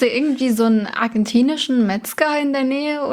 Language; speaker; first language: German; native; German